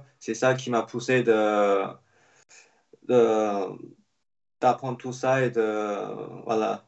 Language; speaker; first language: French; non-native, fluent; Chinese